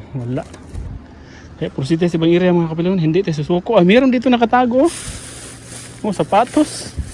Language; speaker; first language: Filipino; non-native, local second language; Cebuano